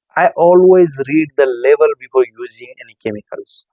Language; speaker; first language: English; non-native, local second language; Nepali